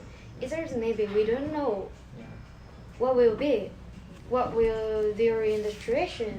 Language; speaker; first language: English; non-native, learner; Japanese